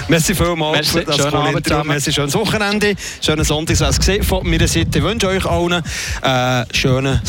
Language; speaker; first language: German; native; German